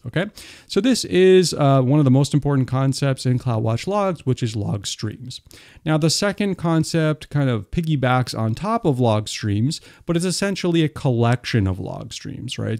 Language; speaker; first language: English; native; English